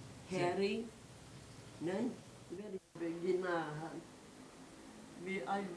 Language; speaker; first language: Hebrew; non-native, learner; German